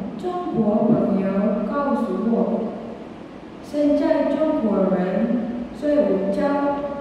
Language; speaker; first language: Chinese; non-native, learner; Indonesian